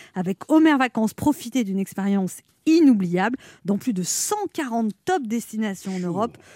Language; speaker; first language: French; native; French